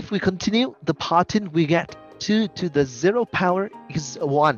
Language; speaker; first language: English; non-native, fluent; Vietnamese